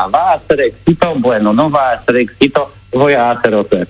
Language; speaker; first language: Spanish; non-native, learner; Polish